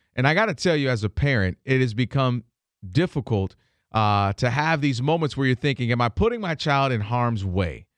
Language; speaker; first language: English; native; English